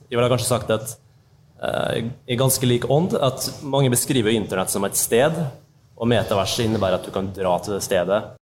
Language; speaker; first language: Norwegian; native; Norwegian